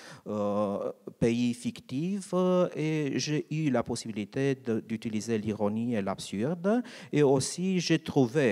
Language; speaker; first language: French; non-native, learner; Romanian